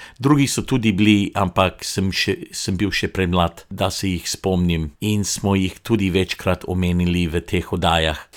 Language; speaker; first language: Slovenian; early bilingual, heritage; Slovenian